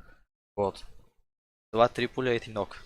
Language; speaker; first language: Russian; non-native, local second language; Tajik